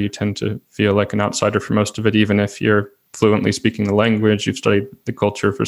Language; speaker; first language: English; native; English